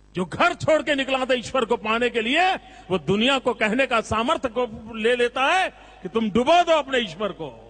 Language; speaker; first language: Hindi; non-native, local second language; Gujarati